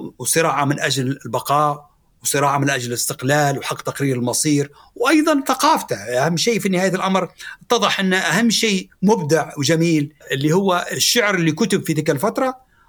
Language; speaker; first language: Arabic; native; Arabic